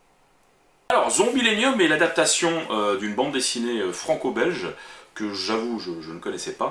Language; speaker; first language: French; native; French